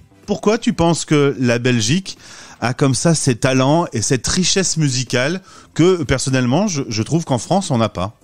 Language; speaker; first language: French; native; French